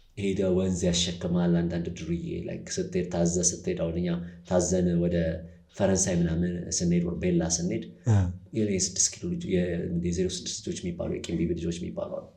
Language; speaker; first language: Amharic; native; Amharic